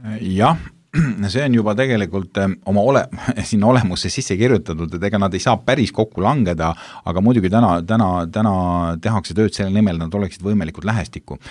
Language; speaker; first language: Estonian; native; Estonian